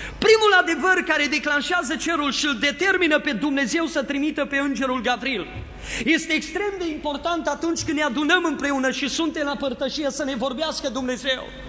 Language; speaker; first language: Romanian; native; Romanian